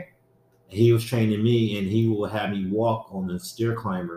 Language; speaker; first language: English; native; English